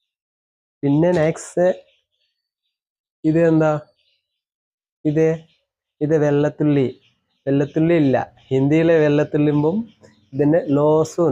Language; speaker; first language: Malayalam; non-native, learner; Assamese